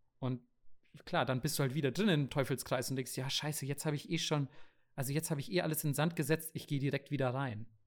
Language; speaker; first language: German; native; German